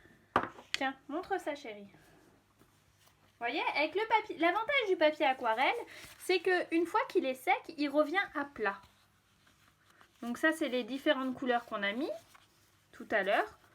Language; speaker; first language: French; native; French